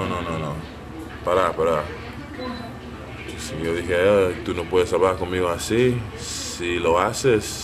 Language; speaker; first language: Spanish; non-native, learner; English